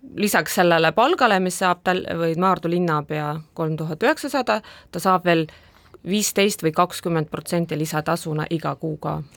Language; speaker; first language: Estonian; non-native, local second language; Russian